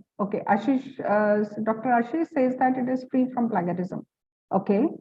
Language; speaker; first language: English; non-native, local second language; Hindi